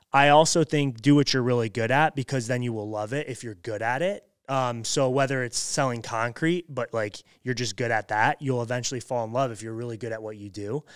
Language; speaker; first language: English; native; English